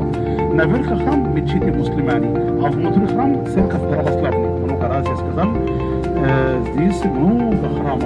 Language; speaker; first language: Russian; non-native, learner; Arabic